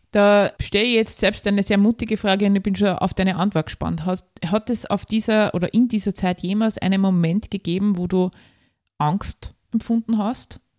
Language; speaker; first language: German; native; German